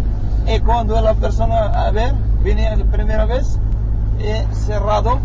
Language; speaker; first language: Spanish; non-native, learner; Arabic